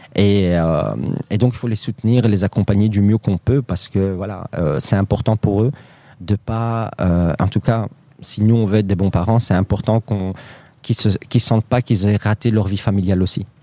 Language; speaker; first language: French; early bilingual, other home language; Riffian